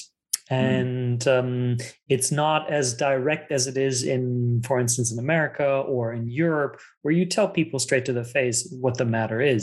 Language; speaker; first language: English; non-native, fluent; German